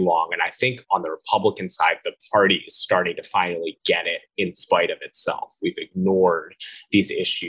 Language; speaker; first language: English; native; English